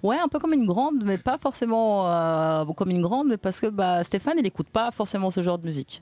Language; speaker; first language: French; native; French